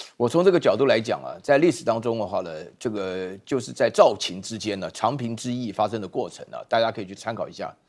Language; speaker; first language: Chinese; native; Chinese